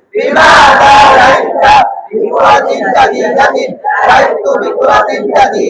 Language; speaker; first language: Arabic; non-native, learner; Bangla